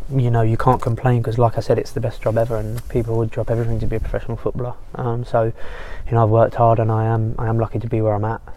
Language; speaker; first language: English; native; English